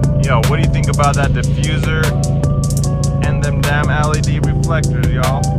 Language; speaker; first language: English; native; English